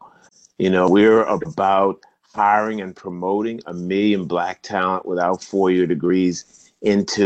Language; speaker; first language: English; native; English